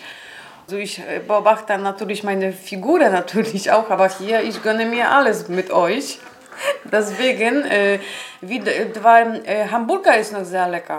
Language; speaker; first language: German; non-native, learner; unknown